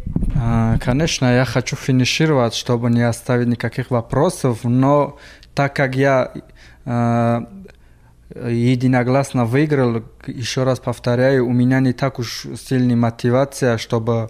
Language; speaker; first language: Russian; non-native, local second language; Tajik